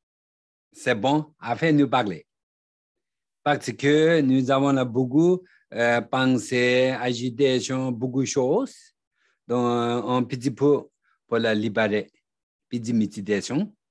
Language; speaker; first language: French; non-native, learner; Tibetan